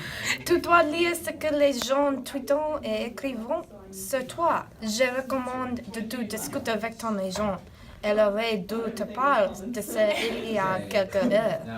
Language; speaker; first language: French; non-native, learner; English